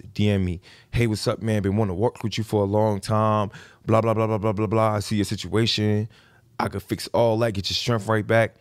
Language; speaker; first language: English; native; English